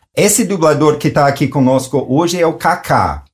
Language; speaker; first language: Portuguese; non-native, fluent; English